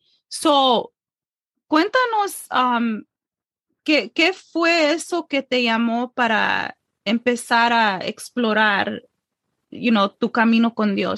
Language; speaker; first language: Spanish; early bilingual, heritage; English